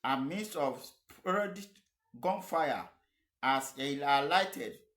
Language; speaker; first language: English; non-native, local second language; Yoruba